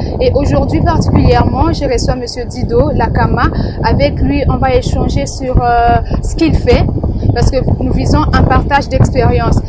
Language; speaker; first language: French; non-native, local second language; Lingala